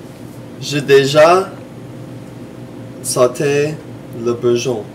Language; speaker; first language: French; non-native, learner; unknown